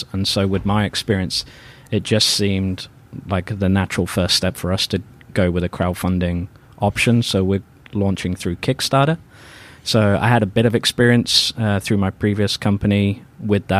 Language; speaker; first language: English; native; English